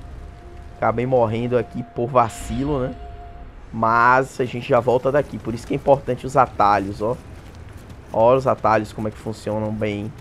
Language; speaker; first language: Portuguese; native; Portuguese